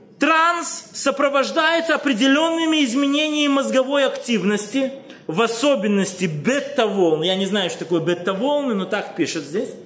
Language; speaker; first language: Russian; native; Russian